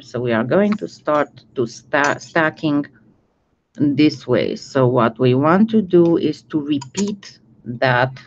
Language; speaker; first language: English; non-native, fluent; French